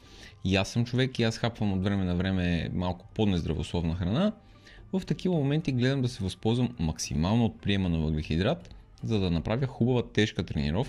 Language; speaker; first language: Bulgarian; native; Bulgarian